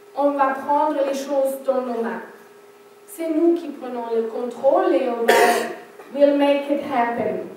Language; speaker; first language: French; non-native, fluent; German